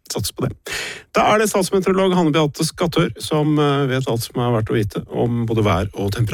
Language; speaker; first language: Norwegian; native; Norwegian